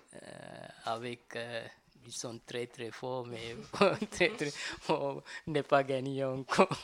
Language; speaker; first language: French; non-native, learner; Tamil